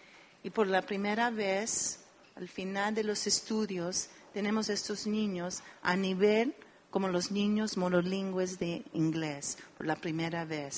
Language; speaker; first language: Spanish; early bilingual, heritage; Spanish